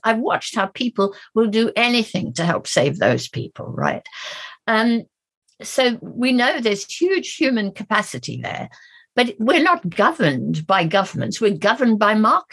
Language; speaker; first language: English; native; English